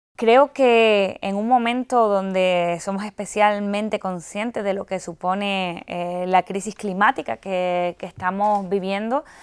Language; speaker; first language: Spanish; native; Spanish